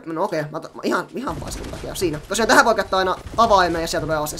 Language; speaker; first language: Finnish; native; Finnish